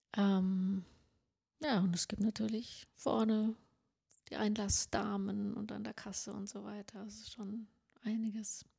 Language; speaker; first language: German; non-native, local second language; Swedish